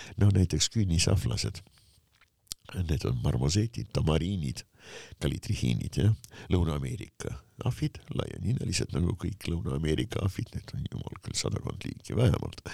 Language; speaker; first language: Estonian; non-native, local second language; Russian